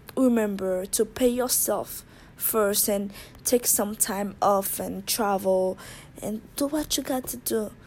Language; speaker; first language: English; non-native, fluent; Haitian Creole